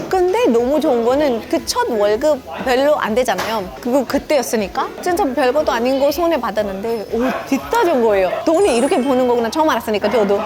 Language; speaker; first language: Korean; non-native, fluent; Hindi